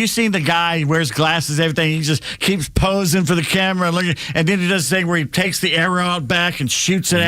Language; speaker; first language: English; native; English